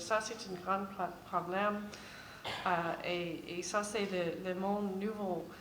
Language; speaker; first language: French; non-native, learner; English